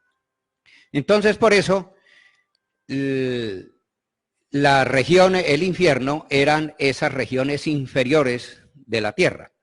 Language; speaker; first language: Spanish; native; Spanish